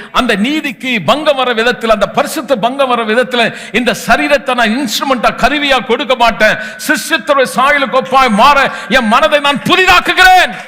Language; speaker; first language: Tamil; non-native, local second language; Malayalam